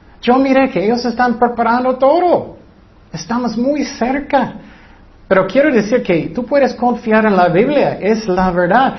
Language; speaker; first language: Spanish; non-native, fluent; English